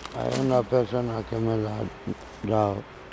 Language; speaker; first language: Spanish; non-native, learner; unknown